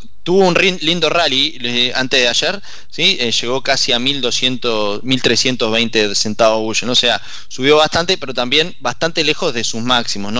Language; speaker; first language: Spanish; native; Spanish